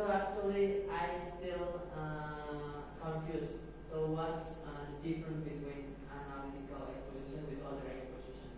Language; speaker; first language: English; non-native, learner; Indonesian